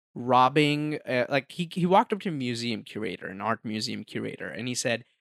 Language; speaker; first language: English; non-native, local second language; Hindi